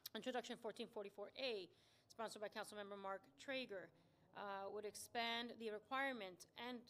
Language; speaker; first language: English; early bilingual, other home language; Spanish